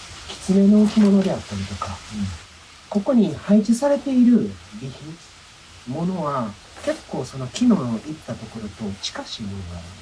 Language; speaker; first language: Japanese; native; Japanese